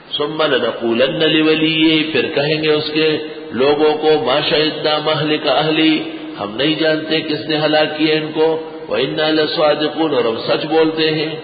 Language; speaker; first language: Urdu; native; Urdu